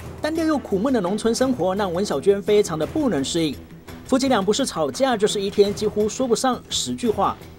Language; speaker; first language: Chinese; native; Chinese